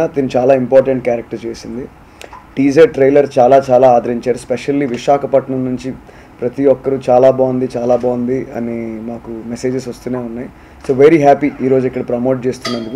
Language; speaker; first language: Telugu; native; Telugu